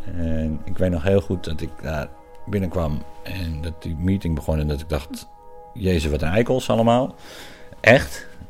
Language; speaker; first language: Dutch; native; Dutch